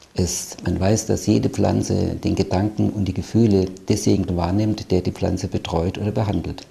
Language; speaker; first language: German; native; German